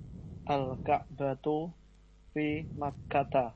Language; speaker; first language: Arabic; non-native, learner; Indonesian